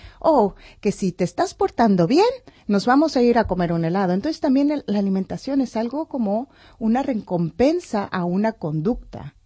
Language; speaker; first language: Spanish; native; Spanish